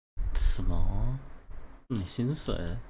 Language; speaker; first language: Chinese; native; Chinese